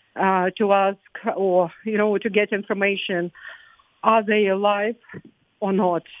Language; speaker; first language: English; non-native, fluent; Ukrainian